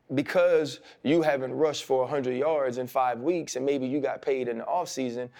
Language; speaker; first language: English; native; English